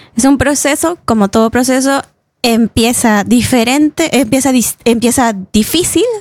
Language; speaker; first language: Spanish; native; Spanish